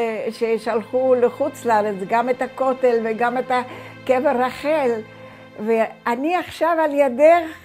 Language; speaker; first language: Hebrew; early bilingual, other home language; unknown